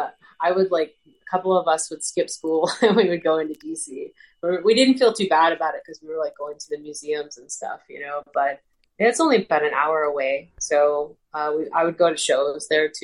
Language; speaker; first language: English; native; English